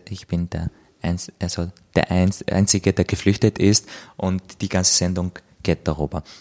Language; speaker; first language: German; non-native, fluent; Arabic